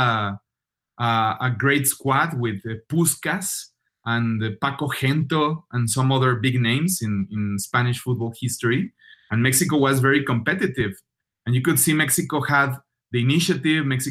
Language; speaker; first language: English; non-native, fluent; Spanish